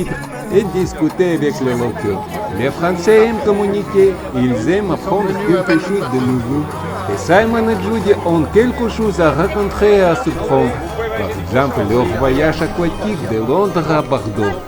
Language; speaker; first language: French; non-native, fluent; Lithuanian